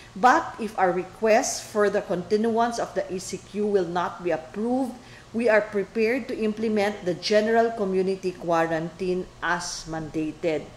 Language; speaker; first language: English; non-native, local second language; Chavacano